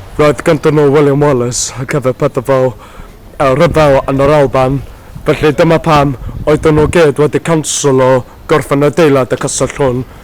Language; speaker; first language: Welsh; non-native, learner; English